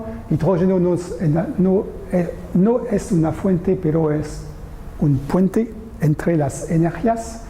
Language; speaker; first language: Spanish; non-native, learner; French